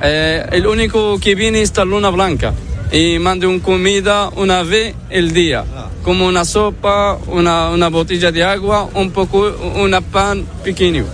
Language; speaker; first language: Spanish; non-native, learner; Arabic